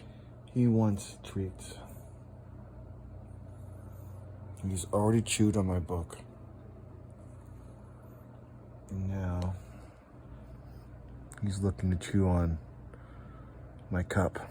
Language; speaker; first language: English; native; English